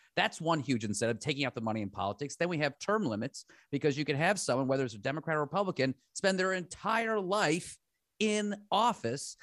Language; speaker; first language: English; native; English